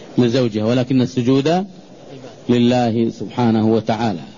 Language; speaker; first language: Arabic; native; Arabic